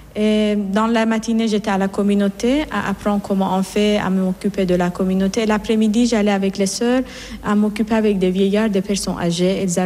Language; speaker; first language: French; non-native, fluent; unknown